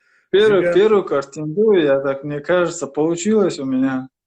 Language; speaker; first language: Russian; non-native, local second language; Chechen